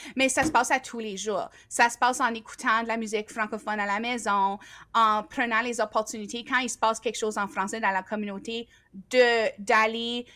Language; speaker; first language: French; native; French